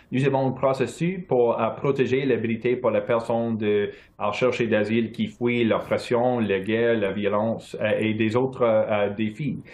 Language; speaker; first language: French; non-native, local second language; English